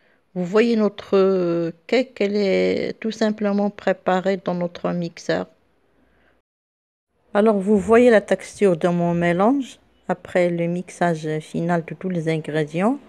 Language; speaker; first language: French; non-native, local second language; Arabic